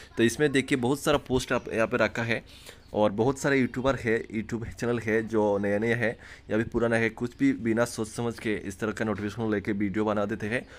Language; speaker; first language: Hindi; non-native, local second language; Bangla